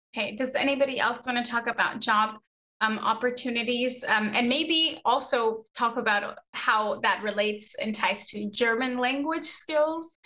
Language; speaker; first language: English; early bilingual, other home language; Spanish